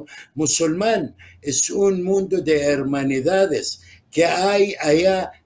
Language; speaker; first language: Spanish; non-native, fluent; Arabic